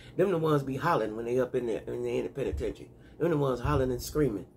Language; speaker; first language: English; native; English